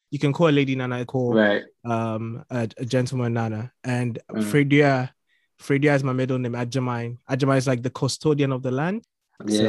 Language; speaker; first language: English; non-native, local second language; Akan